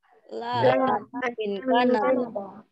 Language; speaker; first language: Arabic; non-native, learner; Indonesian